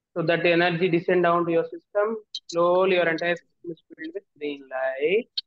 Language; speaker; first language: English; non-native, local second language; Telugu